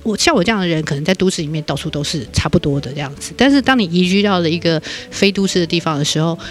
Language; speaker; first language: Chinese; native; Chinese